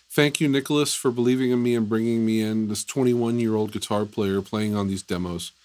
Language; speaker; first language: English; native; English